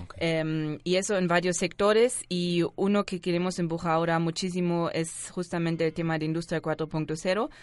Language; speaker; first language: Spanish; non-native, fluent; German